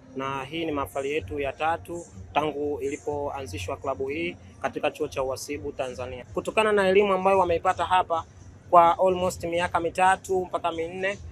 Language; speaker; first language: Swahili; native; Swahili